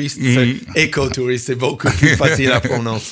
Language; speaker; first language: French; non-native, fluent; English